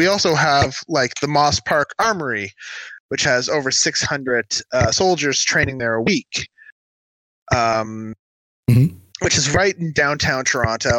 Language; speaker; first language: English; native; English